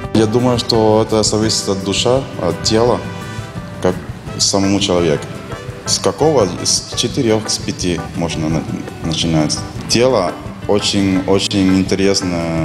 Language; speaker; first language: Russian; non-native, fluent; Spanish